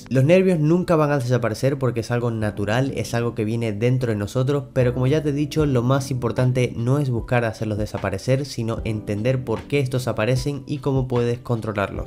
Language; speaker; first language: Spanish; native; Spanish